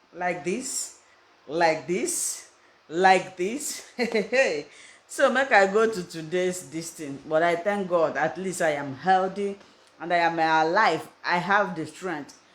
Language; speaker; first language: Nigerian Pidgin; non-native, local second language; Igbo